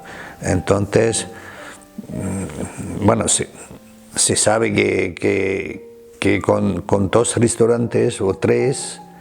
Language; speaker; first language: Spanish; non-native, fluent; German